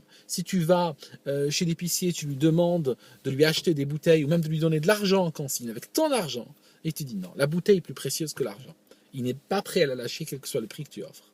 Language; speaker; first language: French; non-native, local second language; Arabic